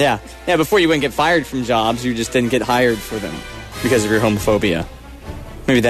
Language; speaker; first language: English; native; English